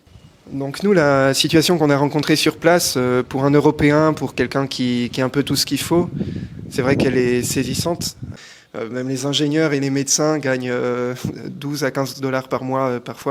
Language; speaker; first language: French; native; French